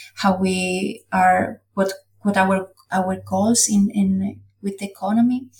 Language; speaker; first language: English; non-native, fluent; Spanish